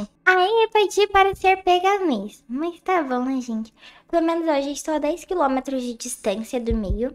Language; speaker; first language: Portuguese; native; Portuguese